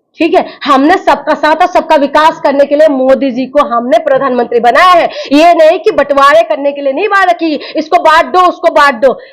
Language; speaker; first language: Hindi; non-native, local second language; Assamese